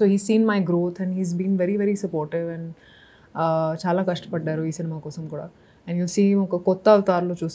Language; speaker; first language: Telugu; non-native, local second language; Hindi